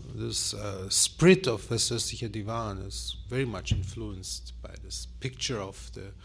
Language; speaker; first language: English; non-native, fluent; Turkish